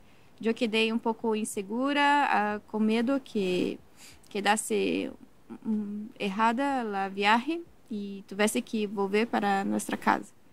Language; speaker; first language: Spanish; non-native, learner; Portuguese